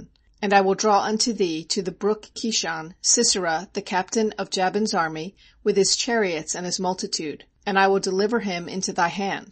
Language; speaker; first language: English; native; English